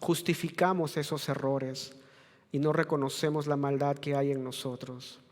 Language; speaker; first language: Spanish; native; Spanish